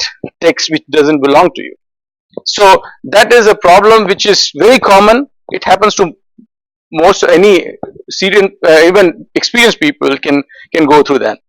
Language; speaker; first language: English; non-native, fluent; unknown